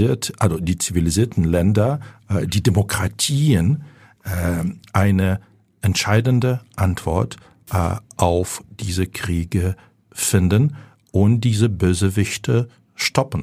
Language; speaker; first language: German; non-native, fluent; Ukrainian